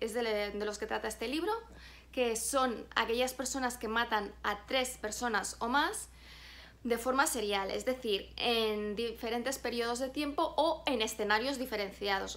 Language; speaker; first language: Spanish; native; Spanish